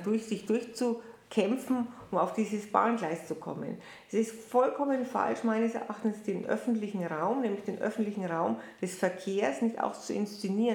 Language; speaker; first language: German; native; German